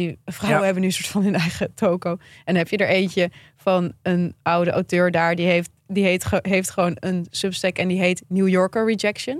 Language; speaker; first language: Dutch; native; Dutch